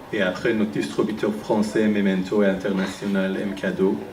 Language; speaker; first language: French; non-native, fluent; Persian